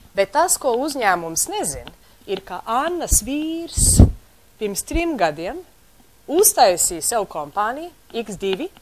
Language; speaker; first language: Latvian; early bilingual, heritage; Latvian